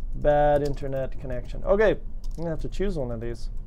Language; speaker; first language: English; native; English